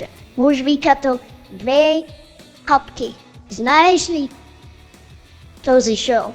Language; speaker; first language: Bulgarian; non-native, learner; Chinese